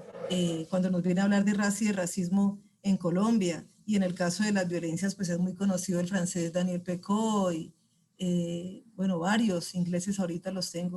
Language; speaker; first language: Spanish; native; Spanish